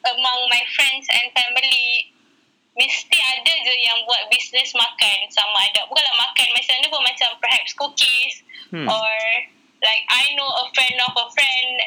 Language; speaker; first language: English; non-native, local second language; Malay